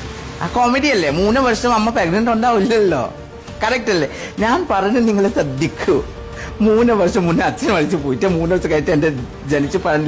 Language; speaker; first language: Malayalam; non-native, fluent; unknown